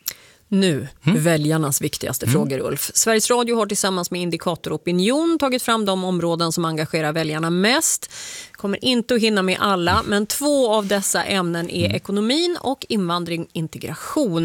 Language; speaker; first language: Swedish; native; Swedish